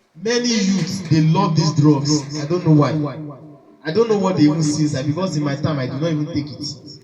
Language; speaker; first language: English; non-native, local second language; Yoruba